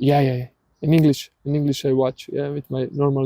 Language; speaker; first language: English; non-native, learner; Serbian